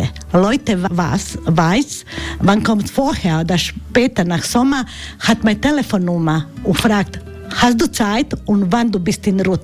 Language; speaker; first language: German; non-native, learner; Croatian